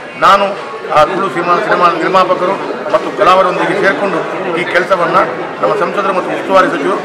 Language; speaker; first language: Kannada; non-native, local second language; Konkani